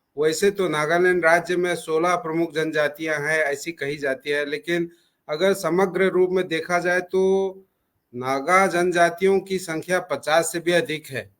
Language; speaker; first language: Hindi; non-native, local second language; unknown